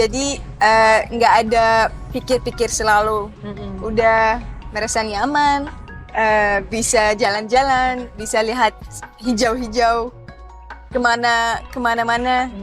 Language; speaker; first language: Indonesian; non-native, fluent; Arabic